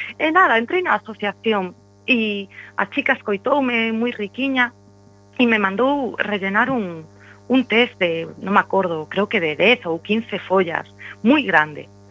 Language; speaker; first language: Galician; non-native, local second language; Spanish